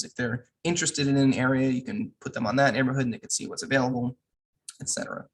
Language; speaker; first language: English; native; English